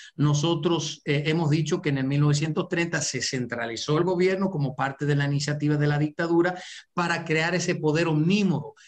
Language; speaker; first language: Spanish; early bilingual, heritage; Spanish